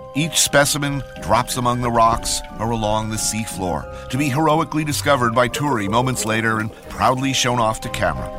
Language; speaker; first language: English; native; English